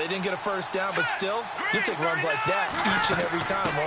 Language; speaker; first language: English; native; English